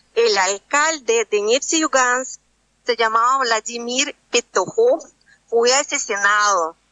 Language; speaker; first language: Spanish; non-native, fluent; Russian